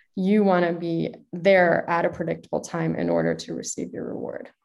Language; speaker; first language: English; native; English